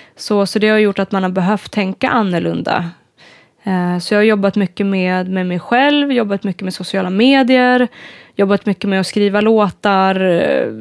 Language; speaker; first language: Swedish; native; Swedish